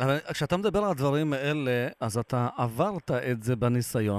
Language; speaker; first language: Hebrew; native; Hebrew